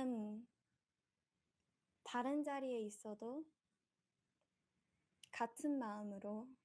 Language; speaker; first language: Korean; early bilingual, heritage; Korean